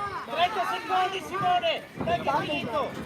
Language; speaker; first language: Italian; native; Italian